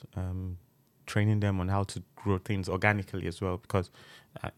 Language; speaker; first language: English; non-native, local second language; Yoruba